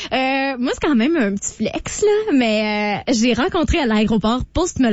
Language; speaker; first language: French; native; French